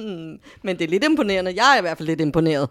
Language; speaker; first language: Danish; native; Danish